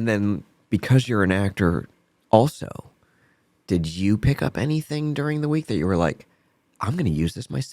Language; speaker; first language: English; native; English